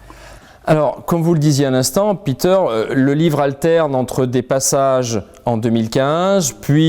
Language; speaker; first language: French; native; French